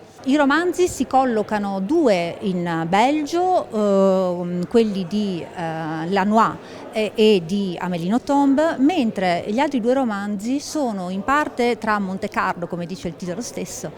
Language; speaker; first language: Italian; native; Italian